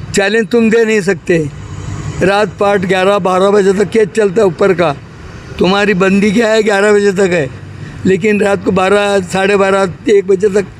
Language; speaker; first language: Hindi; native; Hindi